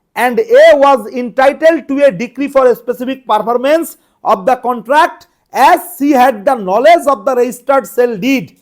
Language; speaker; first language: English; non-native, local second language; Bangla